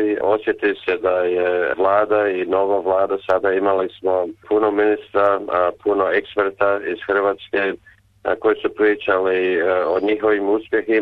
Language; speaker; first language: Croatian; early bilingual, heritage; Croatian